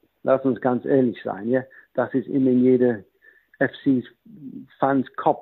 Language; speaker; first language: German; non-native, fluent; English